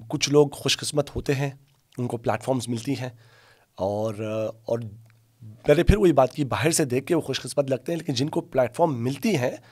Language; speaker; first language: Urdu; non-native, local second language; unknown